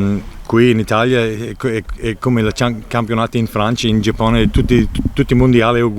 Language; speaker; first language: Italian; early bilingual, heritage; English